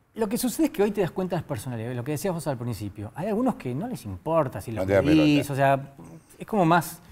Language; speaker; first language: Spanish; native; Spanish